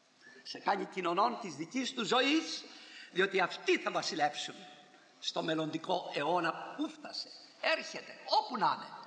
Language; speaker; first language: Greek; native; Greek